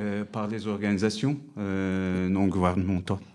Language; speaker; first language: French; non-native, fluent; Turkish